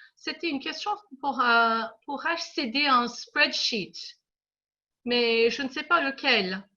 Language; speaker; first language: French; non-native, fluent; English